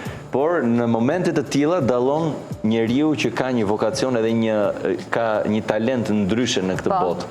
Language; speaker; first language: Albanian; native; Albanian